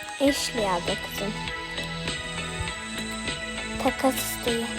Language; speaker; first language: Turkish; native; Turkish